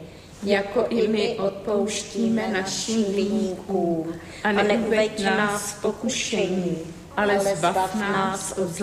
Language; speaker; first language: Czech; native; Czech